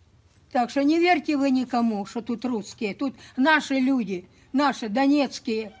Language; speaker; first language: Russian; native; Russian